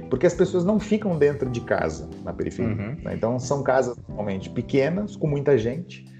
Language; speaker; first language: Portuguese; native; Portuguese